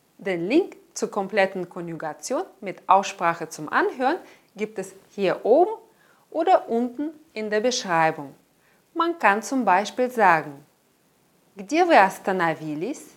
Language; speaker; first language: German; non-native, fluent; Russian